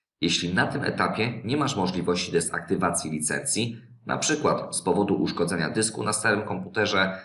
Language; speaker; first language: Polish; native; Polish